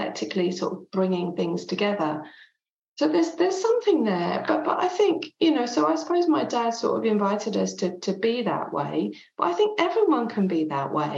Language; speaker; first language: English; non-native, local second language; French